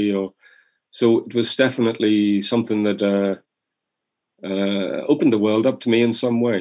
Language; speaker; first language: English; native; English